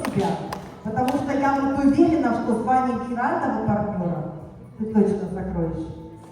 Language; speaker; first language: Russian; native; Russian